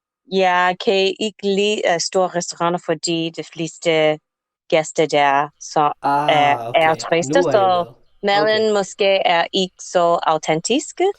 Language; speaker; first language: Danish; non-native, learner; English